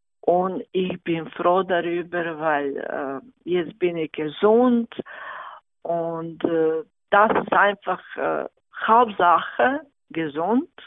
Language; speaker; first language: German; non-native, fluent; Serbian